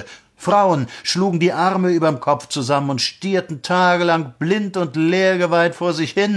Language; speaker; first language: German; native; German